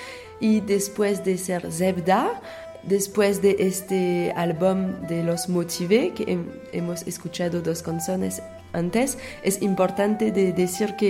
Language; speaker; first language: Spanish; non-native, learner; French